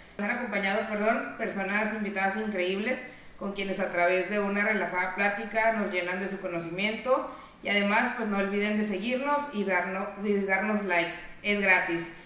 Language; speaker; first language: Spanish; native; Spanish